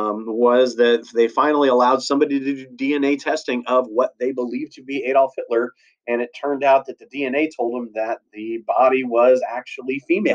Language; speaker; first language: English; native; English